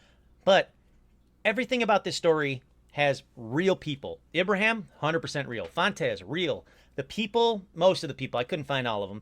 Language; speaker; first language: English; native; English